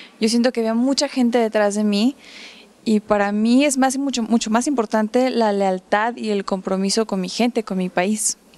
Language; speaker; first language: Spanish; early bilingual, heritage; Spanish